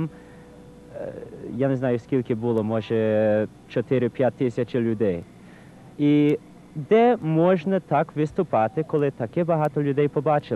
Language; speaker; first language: Ukrainian; early bilingual, heritage; Ukrainian